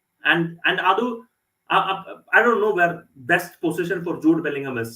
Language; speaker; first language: English; non-native, local second language; Malayalam